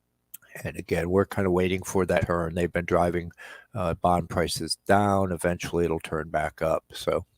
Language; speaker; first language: English; native; English